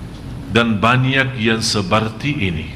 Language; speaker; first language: Indonesian; non-native, fluent; Arabic